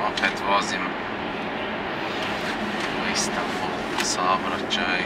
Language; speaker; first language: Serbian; non-native, learner; Turkish